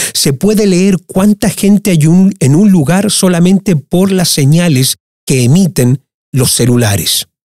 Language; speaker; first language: Spanish; early bilingual, heritage; Spanish